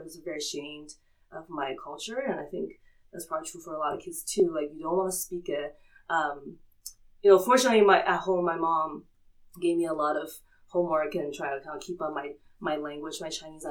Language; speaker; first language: English; early bilingual, other home language; Chinese